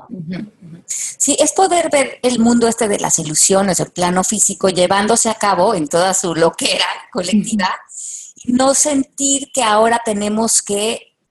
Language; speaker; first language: Spanish; native; Spanish